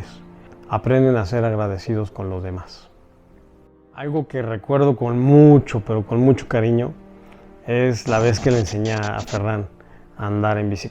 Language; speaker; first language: Spanish; native; Spanish